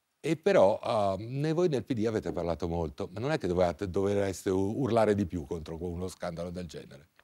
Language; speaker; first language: Italian; native; Italian